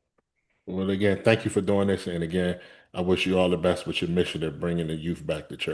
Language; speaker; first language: English; native; English